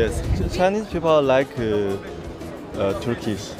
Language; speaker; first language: English; non-native, learner; Chinese